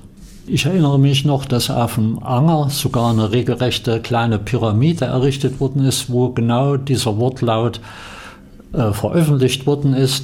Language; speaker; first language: German; native; German